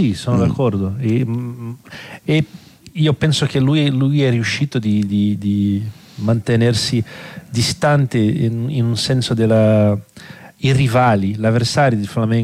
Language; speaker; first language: Italian; non-native, fluent; Portuguese